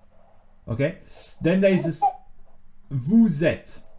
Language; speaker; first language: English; non-native, fluent; French